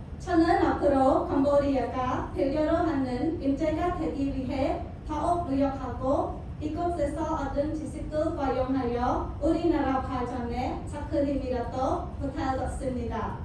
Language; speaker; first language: Korean; non-native, learner; Khmer